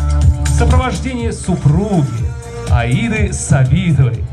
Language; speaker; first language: Russian; native; Russian